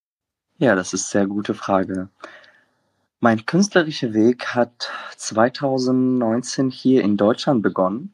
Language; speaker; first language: German; non-native, fluent; Arabic